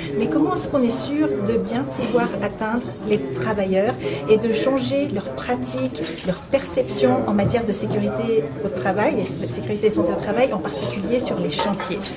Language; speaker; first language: French; non-native, local second language; Malagasy